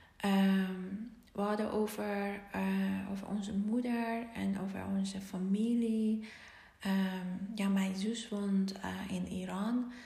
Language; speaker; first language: Dutch; non-native, fluent; Persian